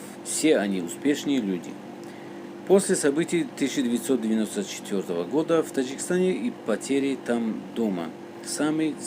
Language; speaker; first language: Russian; non-native, local second language; Tajik